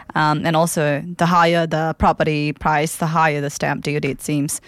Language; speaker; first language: English; non-native, local second language; Nepali